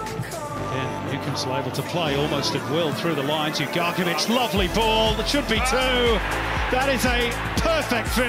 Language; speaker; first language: English; native; English